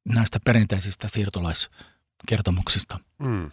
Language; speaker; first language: Finnish; early bilingual, heritage; Finnish